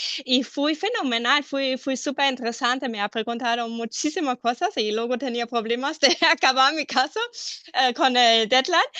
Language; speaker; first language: Spanish; non-native, fluent; German